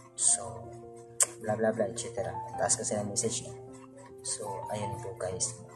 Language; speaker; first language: Filipino; non-native, local second language; Cebuano